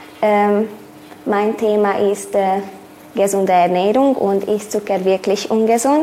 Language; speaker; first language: German; non-native, fluent; Hungarian